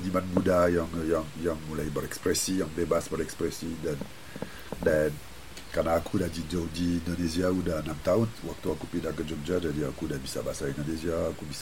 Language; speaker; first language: Indonesian; non-native, fluent; French